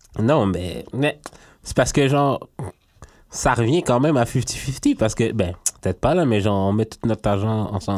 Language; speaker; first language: French; native; French